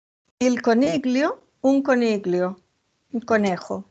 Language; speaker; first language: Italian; non-native, learner; Spanish